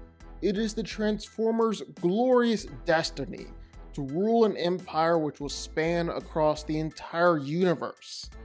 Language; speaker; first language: English; native; English